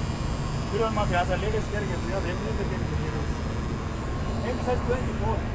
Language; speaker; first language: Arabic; non-native, learner; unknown